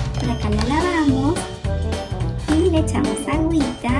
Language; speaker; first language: Spanish; native; Spanish